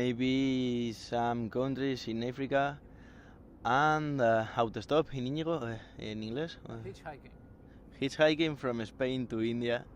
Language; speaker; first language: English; non-native, fluent; Spanish